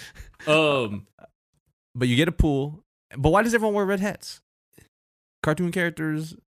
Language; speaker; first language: English; early bilingual, other home language; Filipino